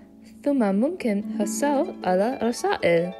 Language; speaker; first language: Arabic; non-native, learner; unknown